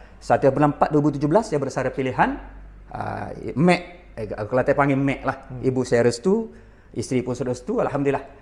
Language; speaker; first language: Malay; native; Malay